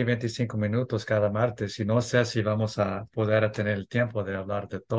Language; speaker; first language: Spanish; early bilingual, heritage; English